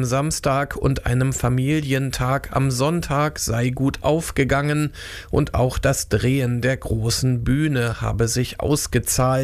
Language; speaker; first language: German; native; German